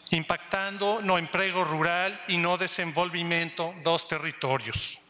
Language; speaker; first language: Portuguese; non-native, learner; Spanish